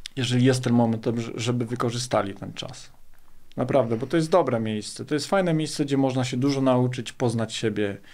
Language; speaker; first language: Polish; native; Polish